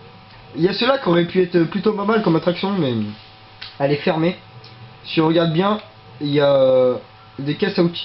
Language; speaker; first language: French; native; French